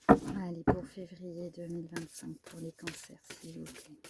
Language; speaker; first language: French; native; French